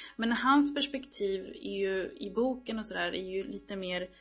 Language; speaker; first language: Swedish; native; Swedish